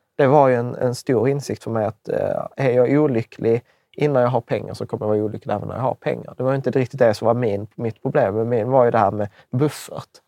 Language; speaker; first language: Swedish; early bilingual, other home language; Czech